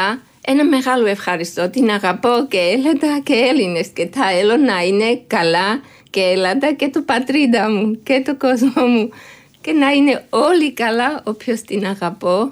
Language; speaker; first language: Greek; non-native, learner; Georgian